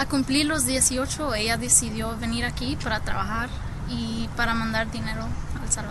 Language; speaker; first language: Spanish; early bilingual, heritage; Spanish